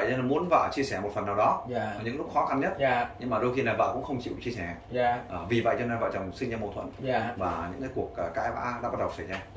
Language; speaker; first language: Vietnamese; native; Vietnamese